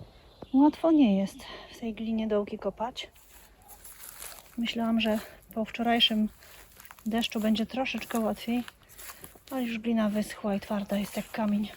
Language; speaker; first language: Polish; native; Polish